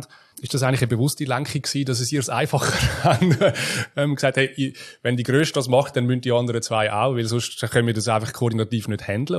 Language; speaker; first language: German; native; German